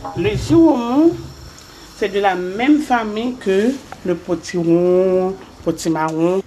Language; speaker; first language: French; non-native, local second language; Haitian Creole